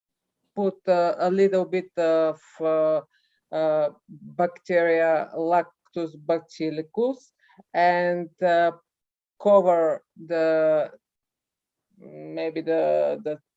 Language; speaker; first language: English; non-native, learner; Bulgarian